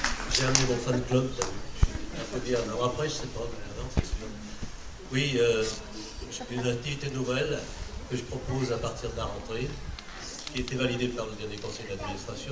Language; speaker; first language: French; native; French